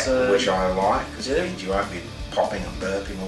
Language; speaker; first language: English; native; English